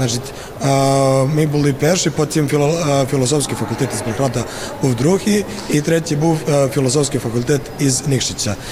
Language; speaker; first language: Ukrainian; non-native, fluent; Serbian